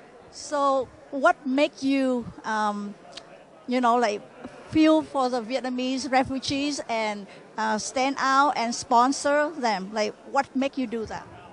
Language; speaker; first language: English; non-native, fluent; Vietnamese